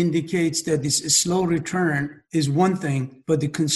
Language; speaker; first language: English; non-native, fluent; Persian